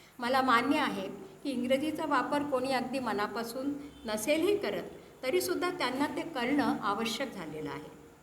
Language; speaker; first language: Marathi; early bilingual, heritage; Marathi